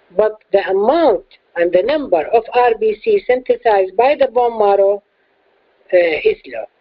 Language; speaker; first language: English; non-native, fluent; Arabic